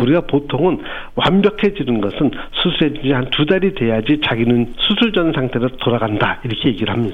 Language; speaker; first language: Korean; native; Korean